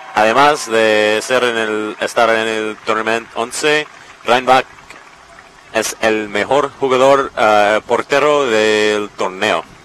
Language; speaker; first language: Spanish; non-native, learner; English